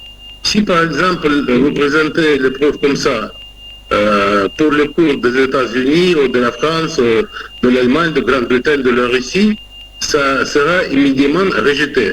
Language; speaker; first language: French; non-native, fluent; Russian